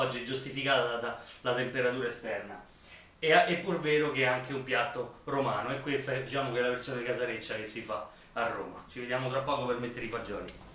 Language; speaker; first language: Italian; native; Italian